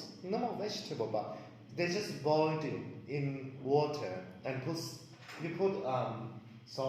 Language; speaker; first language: English; non-native, learner; Thai